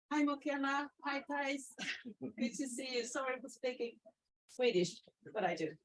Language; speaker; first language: English; non-native, fluent; Swedish